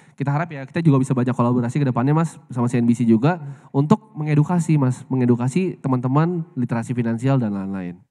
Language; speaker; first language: Indonesian; native; Indonesian